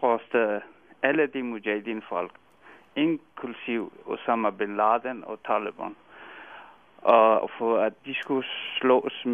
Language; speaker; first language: Danish; non-native, fluent; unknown